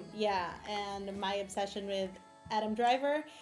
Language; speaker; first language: English; non-native, fluent; Portuguese